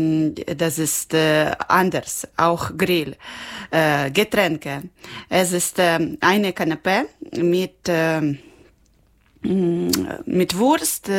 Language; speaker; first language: German; non-native, learner; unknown